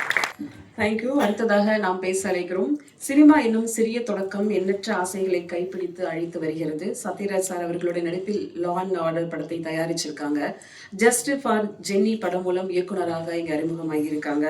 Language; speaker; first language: Tamil; native; Tamil